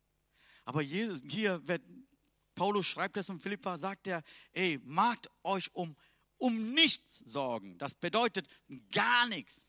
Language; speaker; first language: German; non-native, learner; Tamil